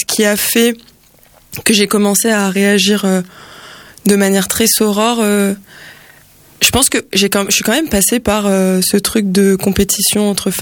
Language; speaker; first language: French; native; French